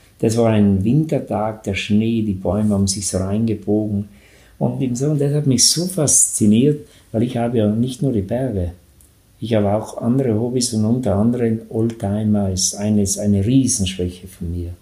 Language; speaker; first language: German; native; German